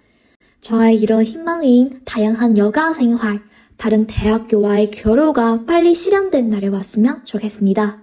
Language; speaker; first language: Korean; non-native, fluent; Chinese